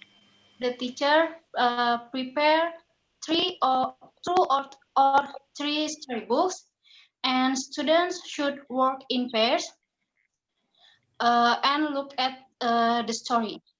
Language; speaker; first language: English; non-native, learner; Indonesian